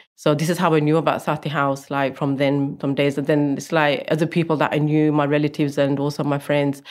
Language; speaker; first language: English; native; English